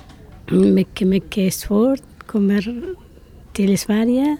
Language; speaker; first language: Swedish; non-native, learner; Persian